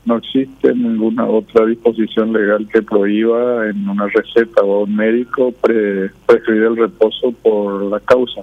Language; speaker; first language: Spanish; native; Spanish